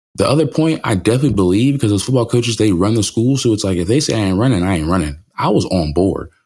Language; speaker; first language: English; native; English